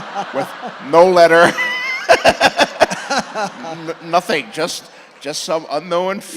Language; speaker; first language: English; native; English